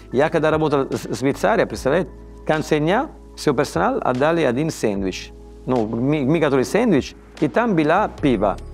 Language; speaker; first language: Russian; non-native, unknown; Italian